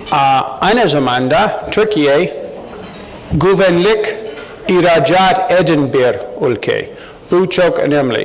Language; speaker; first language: Turkish; non-native, learner; English